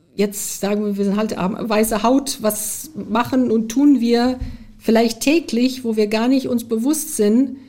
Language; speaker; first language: German; early bilingual, heritage; German